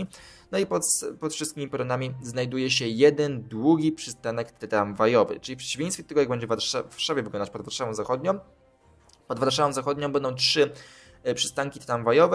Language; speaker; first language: Polish; native; Polish